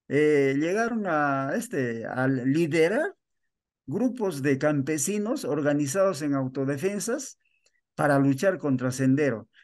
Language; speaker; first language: Spanish; native; Spanish